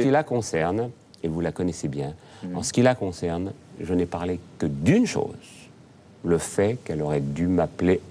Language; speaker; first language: French; native; French